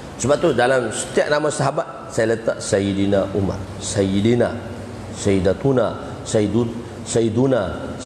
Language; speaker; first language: Malay; native; Malay